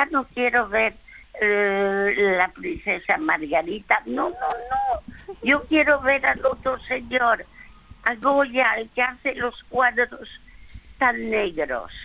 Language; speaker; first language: Spanish; early bilingual, other home language; French